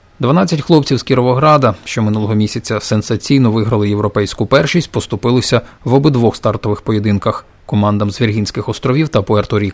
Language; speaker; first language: Ukrainian; native; Ukrainian